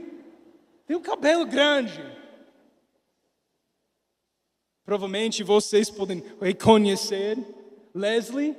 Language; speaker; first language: Portuguese; non-native, learner; English